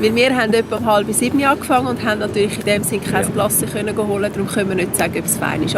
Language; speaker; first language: German; native; German